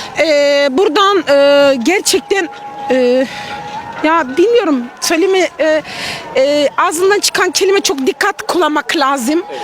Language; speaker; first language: Turkish; non-native, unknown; Russian